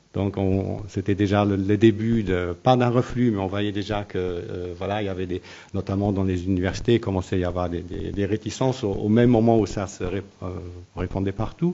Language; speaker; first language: French; non-native, local second language; Luxembourgish